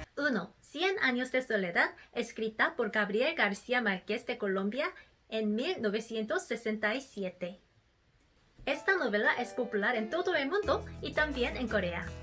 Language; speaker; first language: Spanish; non-native, learner; Korean